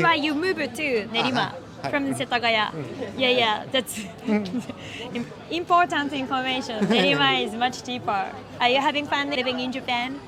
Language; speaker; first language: English; non-native, learner; Japanese